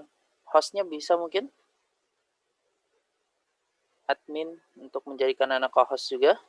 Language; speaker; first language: Indonesian; native; Indonesian